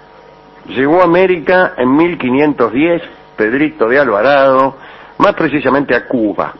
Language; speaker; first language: Spanish; native; Spanish